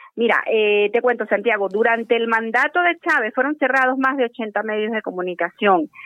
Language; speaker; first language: Spanish; native; Spanish